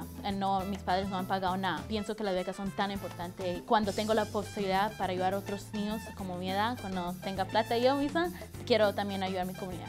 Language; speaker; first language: Spanish; early bilingual, other home language; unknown